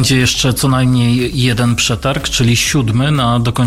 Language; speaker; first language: Polish; native; Polish